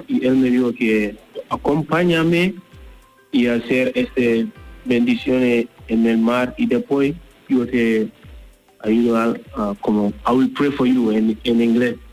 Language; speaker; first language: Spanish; non-native, learner; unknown